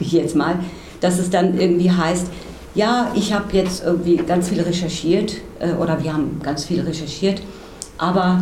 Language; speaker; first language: German; native; German